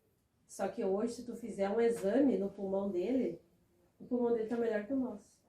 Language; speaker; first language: Portuguese; native; Portuguese